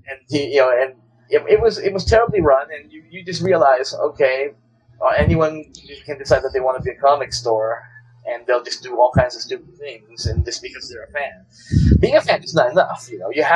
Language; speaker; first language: English; non-native, local second language; Filipino